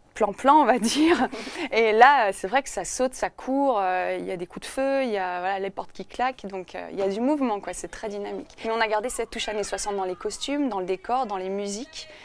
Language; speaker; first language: French; native; French